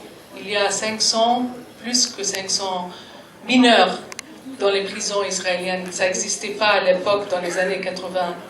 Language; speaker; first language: French; non-native, fluent; Arabic